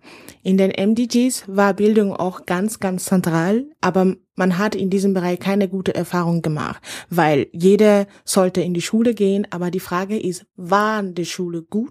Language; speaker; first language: German; non-native, fluent; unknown